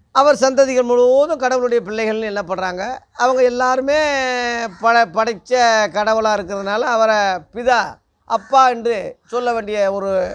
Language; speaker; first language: Tamil; non-native, local second language; Telugu